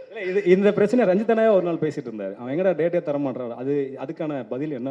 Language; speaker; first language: Tamil; native; Tamil